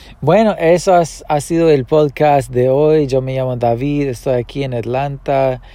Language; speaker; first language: Spanish; early bilingual, heritage; Spanish